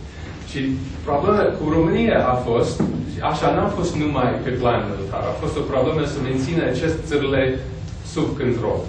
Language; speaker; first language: Romanian; non-native, fluent; English